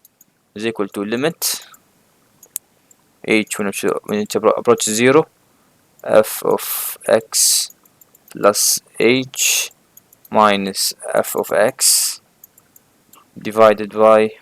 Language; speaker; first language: English; non-native, fluent; Arabic